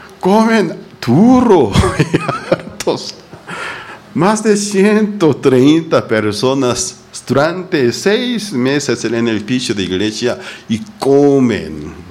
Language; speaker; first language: Spanish; non-native, fluent; Korean